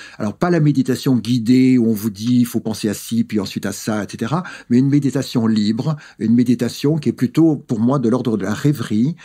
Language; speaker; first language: French; native; French